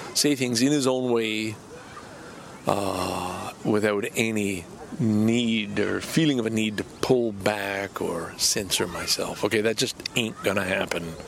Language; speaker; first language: English; native; English